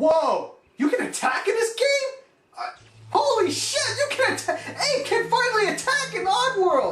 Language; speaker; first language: English; native; English